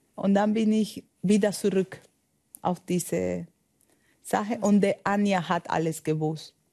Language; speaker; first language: German; non-native, learner; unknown